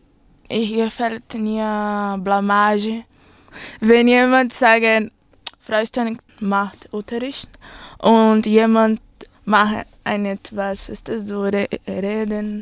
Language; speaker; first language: German; non-native, learner; Portuguese